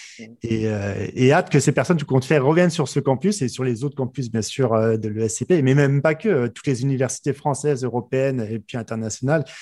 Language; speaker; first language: French; native; French